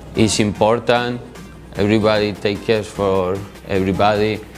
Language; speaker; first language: English; non-native, learner; Spanish